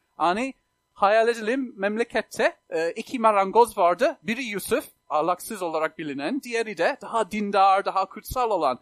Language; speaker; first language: Turkish; non-native, fluent; English